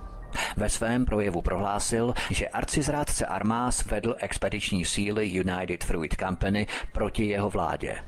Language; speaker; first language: Czech; native; Czech